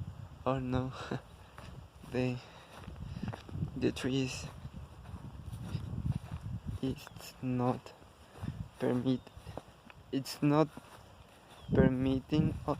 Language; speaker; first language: English; non-native, learner; Spanish